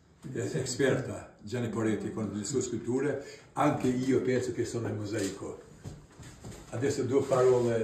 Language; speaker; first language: Italian; non-native, learner; Albanian